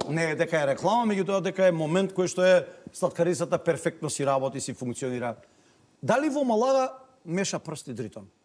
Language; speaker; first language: Macedonian; native; Macedonian